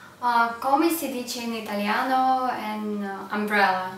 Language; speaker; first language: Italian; non-native, learner; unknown